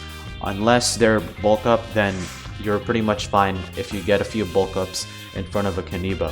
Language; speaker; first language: English; native; English